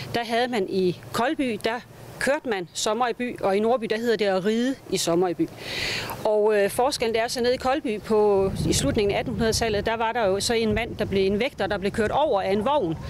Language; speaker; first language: Danish; native; Danish